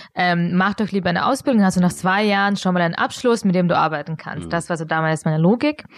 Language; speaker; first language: German; early bilingual, other home language; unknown